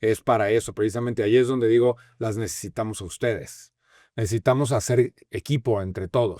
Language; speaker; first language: Spanish; native; Spanish